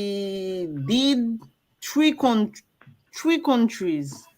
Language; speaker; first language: English; non-native, learner; French